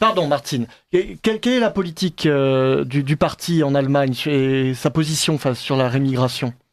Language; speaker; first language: French; native; French